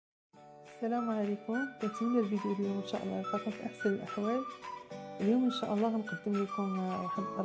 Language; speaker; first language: Arabic; native; Arabic